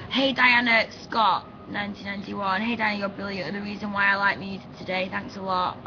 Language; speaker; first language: English; native; English